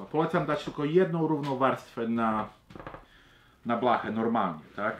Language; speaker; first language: Polish; early bilingual, heritage; Polish